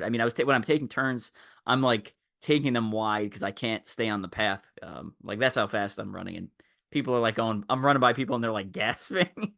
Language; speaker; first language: English; native; English